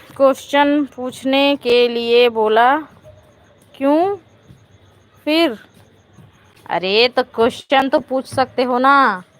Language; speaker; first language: Hindi; native; Hindi